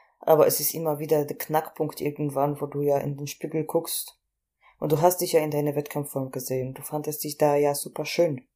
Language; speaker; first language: German; non-native, fluent; Polish